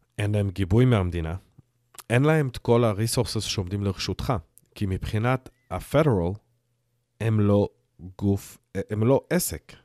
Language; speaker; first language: Hebrew; early bilingual, heritage; Hebrew